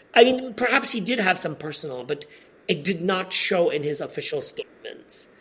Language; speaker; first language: English; non-native, fluent; Polish